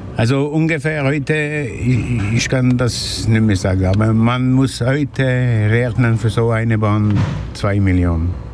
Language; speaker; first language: German; non-native, local second language; French